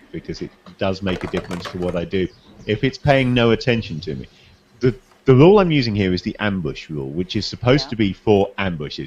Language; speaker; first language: English; native; English